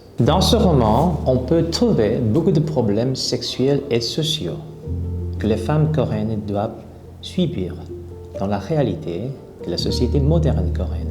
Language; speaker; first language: French; non-native, fluent; Korean